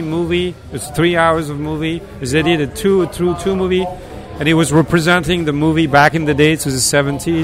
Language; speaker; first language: English; non-native, fluent; French